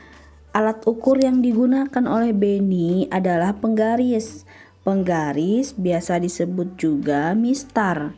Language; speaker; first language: Indonesian; native; Indonesian